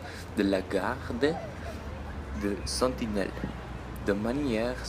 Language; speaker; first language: French; native; French